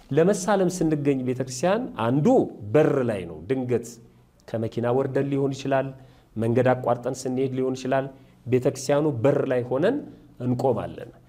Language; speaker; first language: Amharic; native; Amharic